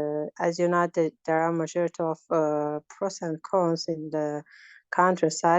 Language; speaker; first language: English; non-native, learner; Azerbaijani